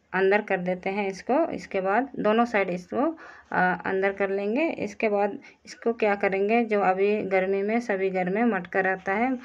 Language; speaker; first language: Hindi; native; Hindi